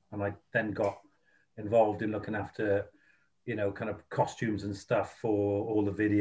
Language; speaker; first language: English; native; English